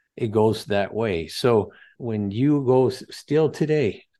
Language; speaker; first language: English; non-native, fluent; Spanish